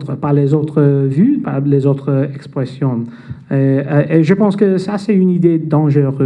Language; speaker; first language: French; non-native, fluent; English